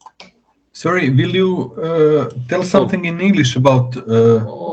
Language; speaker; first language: English; non-native, learner; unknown